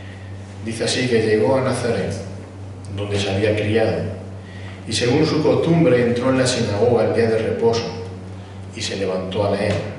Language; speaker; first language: Spanish; native; Spanish